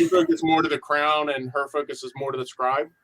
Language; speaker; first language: English; native; English